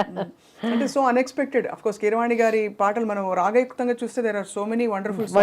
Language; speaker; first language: Telugu; native; Telugu